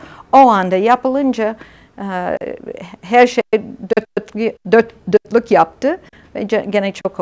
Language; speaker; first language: Turkish; non-native, fluent; English